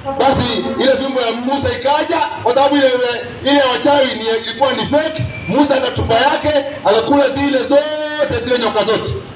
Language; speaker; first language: Swahili; non-native, local second language; Kikuyu